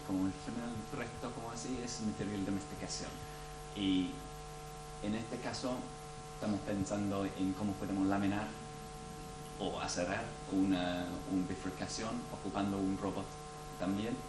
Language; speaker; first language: Spanish; non-native, fluent; English